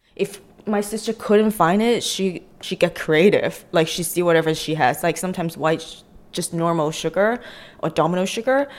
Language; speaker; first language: English; non-native, local second language; Cantonese